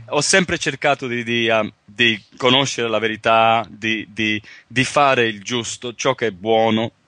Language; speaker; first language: Italian; early bilingual, heritage; Italian